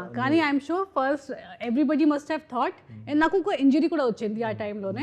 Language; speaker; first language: Telugu; non-native, fluent; Hindi